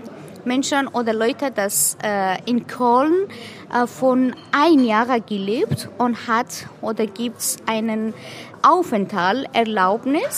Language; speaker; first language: German; non-native, learner; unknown